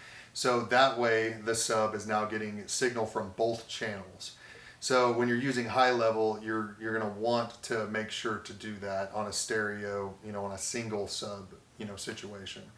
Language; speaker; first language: English; native; English